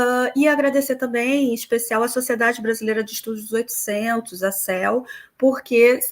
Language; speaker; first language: Portuguese; native; Portuguese